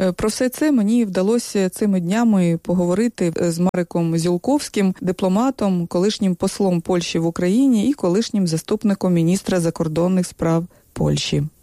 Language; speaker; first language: Ukrainian; native; Ukrainian